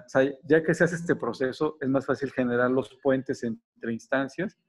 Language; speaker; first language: Spanish; native; Spanish